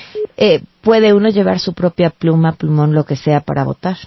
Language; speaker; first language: Spanish; native; Spanish